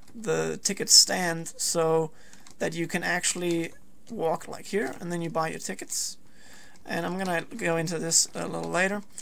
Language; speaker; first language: English; non-native, fluent; Danish